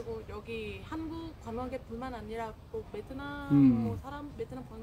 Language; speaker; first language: Korean; non-native, fluent; Vietnamese